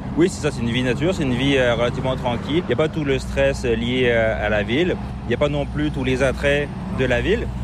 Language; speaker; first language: French; native; French